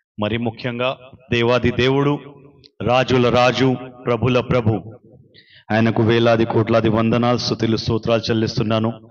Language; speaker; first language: Telugu; non-native, local second language; Urdu